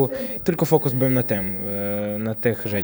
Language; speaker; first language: Polish; non-native, learner; Ukrainian